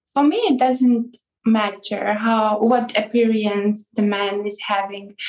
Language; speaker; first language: English; non-native, fluent; Ukrainian